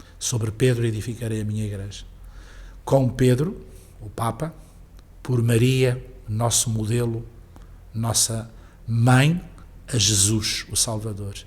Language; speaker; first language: Portuguese; native; Portuguese